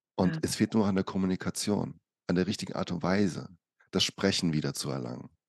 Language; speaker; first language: German; early bilingual, other home language; Portuguese